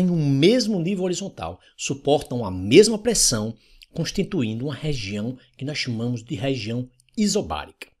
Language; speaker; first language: Portuguese; native; Portuguese